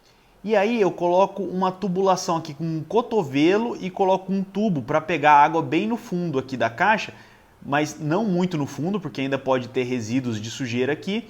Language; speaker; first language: Portuguese; native; Portuguese